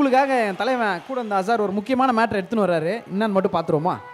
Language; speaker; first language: Tamil; native; Tamil